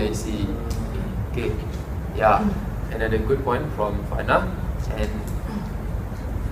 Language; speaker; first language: English; non-native, local second language; Malay